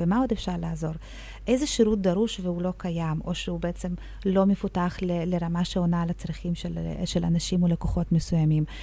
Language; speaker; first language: Hebrew; early bilingual, other home language; Russian